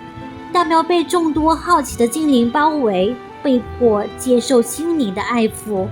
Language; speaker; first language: Chinese; native; Chinese